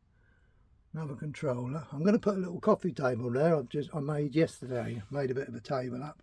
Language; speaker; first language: English; native; English